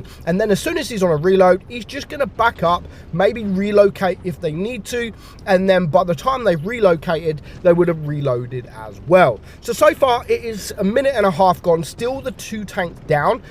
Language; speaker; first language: English; native; English